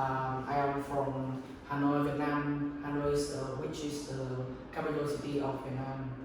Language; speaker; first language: English; non-native, learner; Vietnamese